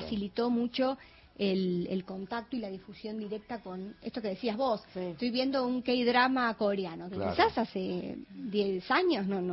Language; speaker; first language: Spanish; native; Spanish